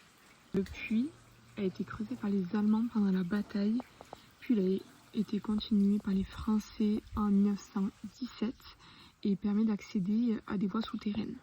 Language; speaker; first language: French; native; French